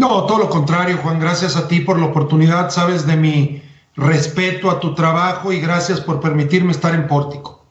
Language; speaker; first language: Spanish; native; Spanish